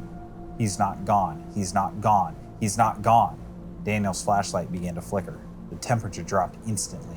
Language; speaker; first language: English; native; English